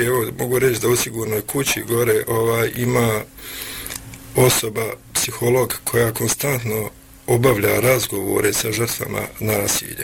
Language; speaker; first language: Bosnian; native; Bosnian